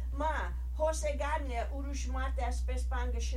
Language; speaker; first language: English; early bilingual, other home language; Armenian